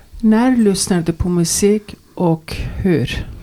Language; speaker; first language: Swedish; non-native, learner; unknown